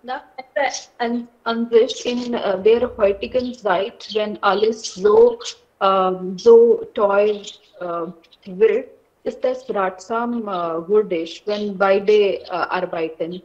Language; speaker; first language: German; non-native, learner; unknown